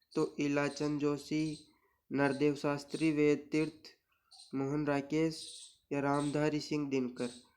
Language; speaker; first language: Hindi; native; Hindi